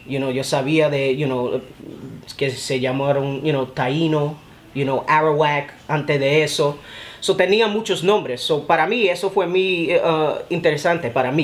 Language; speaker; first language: Spanish; early bilingual, heritage; Spanish